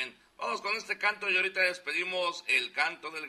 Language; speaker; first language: Spanish; native; Spanish